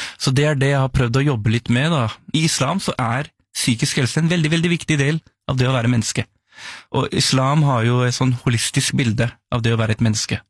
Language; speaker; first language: Norwegian; early bilingual, other home language; Urdu